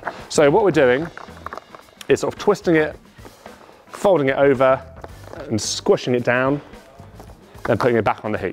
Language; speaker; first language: English; native; English